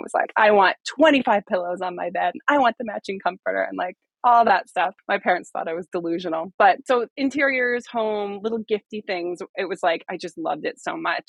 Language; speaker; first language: English; native; English